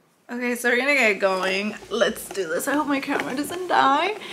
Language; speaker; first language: English; early bilingual, other home language; Spanish